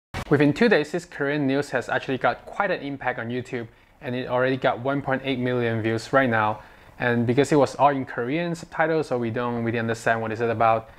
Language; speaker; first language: English; non-native, fluent; Chinese